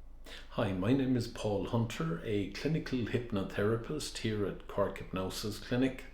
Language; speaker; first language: English; native; English